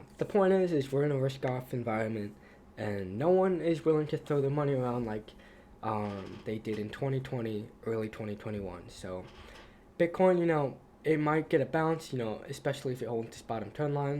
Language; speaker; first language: English; native; English